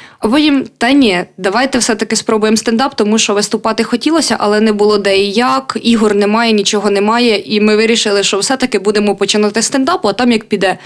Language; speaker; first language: Ukrainian; native; Ukrainian